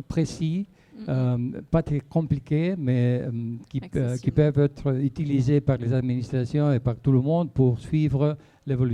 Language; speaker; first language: French; non-native, fluent; Spanish